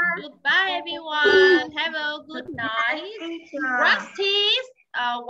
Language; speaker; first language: English; non-native, learner; Vietnamese